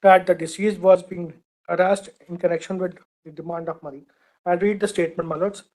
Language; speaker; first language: English; non-native, local second language; Hindi